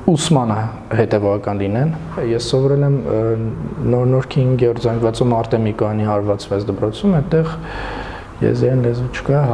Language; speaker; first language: Armenian; non-native, local second language; Kurdish